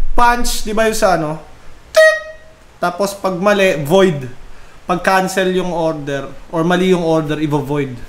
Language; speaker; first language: Filipino; native; Filipino